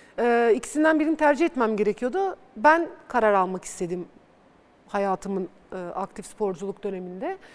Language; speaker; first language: Turkish; early bilingual, other home language; Bulgarian